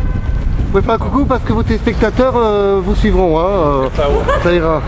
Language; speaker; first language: French; native; French